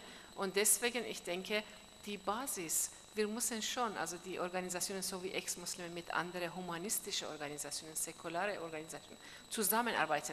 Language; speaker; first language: German; non-native, learner; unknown